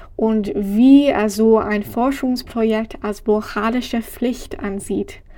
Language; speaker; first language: German; non-native, fluent; English